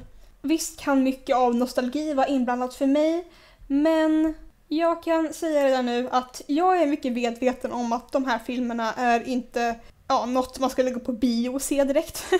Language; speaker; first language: Swedish; native; Swedish